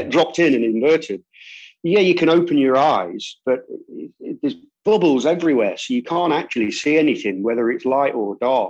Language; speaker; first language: English; native; English